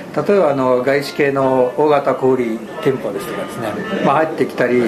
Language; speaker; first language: Japanese; non-native, fluent; Italian